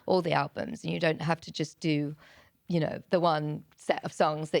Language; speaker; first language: English; native; English